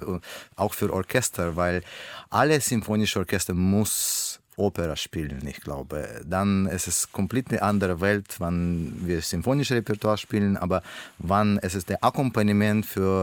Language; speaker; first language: German; non-native, learner; Russian